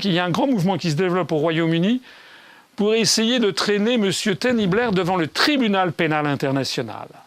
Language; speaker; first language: French; native; French